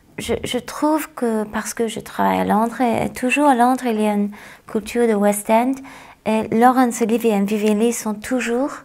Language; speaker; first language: French; non-native, fluent; English